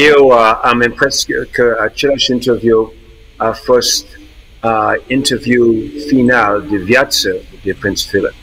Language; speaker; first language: Romanian; early bilingual, heritage; English